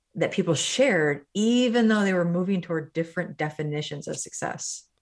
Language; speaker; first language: English; native; English